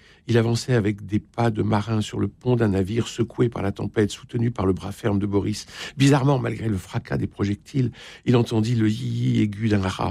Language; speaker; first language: French; native; French